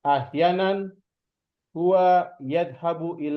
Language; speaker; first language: Arabic; non-native, learner; Indonesian